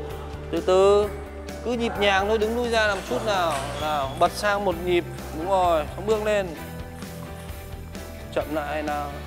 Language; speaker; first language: Vietnamese; native; Vietnamese